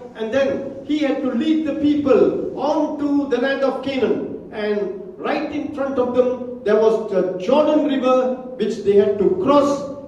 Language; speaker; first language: English; non-native, local second language; Tamil